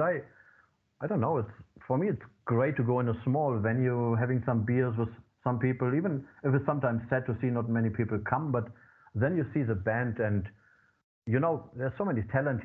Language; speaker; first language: English; non-native, fluent; German